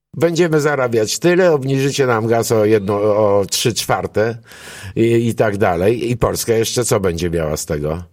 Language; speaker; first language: Polish; early bilingual, other home language; Greek